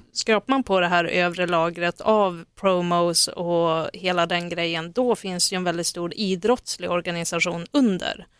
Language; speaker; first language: Swedish; native; Swedish